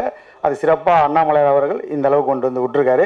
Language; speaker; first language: Tamil; native; Tamil